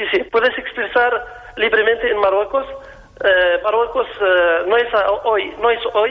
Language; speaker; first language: Spanish; non-native, fluent; Arabic